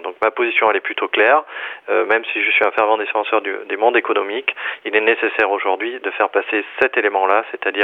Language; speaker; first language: French; native; French